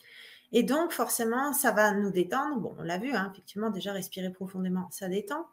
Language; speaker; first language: French; native; French